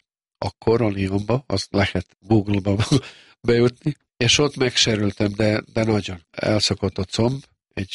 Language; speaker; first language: Hungarian; non-native, local second language; Serbian